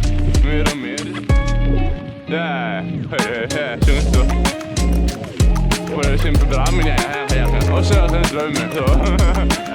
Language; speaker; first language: Norwegian; non-native, learner; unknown